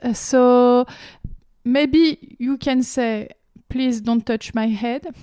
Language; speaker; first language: English; non-native, learner; French